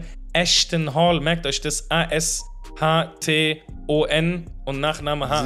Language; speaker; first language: German; native; German